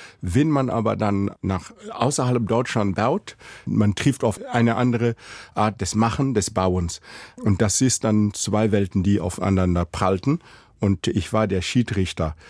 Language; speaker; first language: German; non-native, fluent; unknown